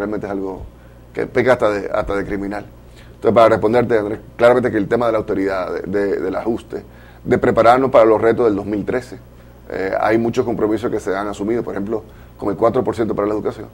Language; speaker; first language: Spanish; native; Spanish